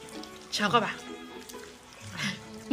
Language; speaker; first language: Korean; non-native, learner; Chinese